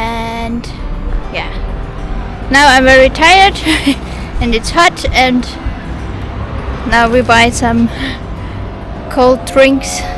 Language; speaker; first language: English; non-native, learner; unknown